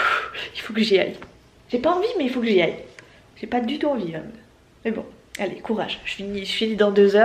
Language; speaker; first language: French; native; French